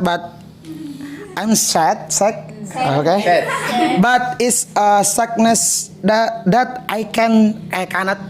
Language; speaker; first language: English; non-native, learner; Indonesian